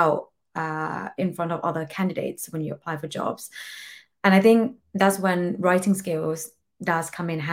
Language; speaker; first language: English; non-native, fluent; Thai